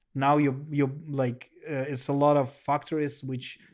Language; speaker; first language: English; non-native, learner; Russian